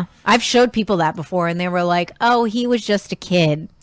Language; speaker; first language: English; native; English